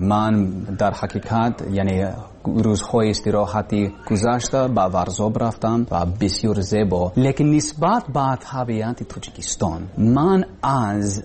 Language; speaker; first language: Persian; non-native, learner; English